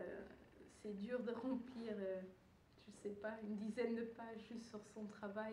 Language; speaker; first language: French; early bilingual, other home language; Dutch